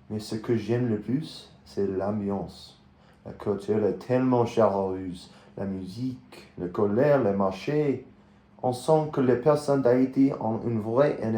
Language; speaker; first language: French; non-native, learner; English